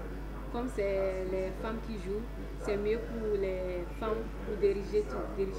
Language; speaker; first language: French; non-native, learner; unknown